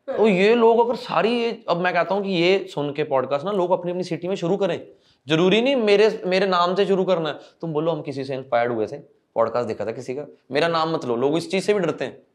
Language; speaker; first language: Hindi; non-native, local second language; Punjabi